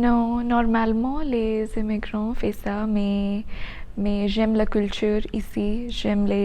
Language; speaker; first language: French; non-native, learner; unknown